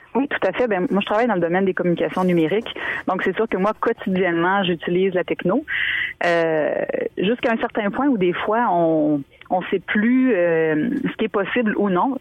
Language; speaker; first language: French; native; French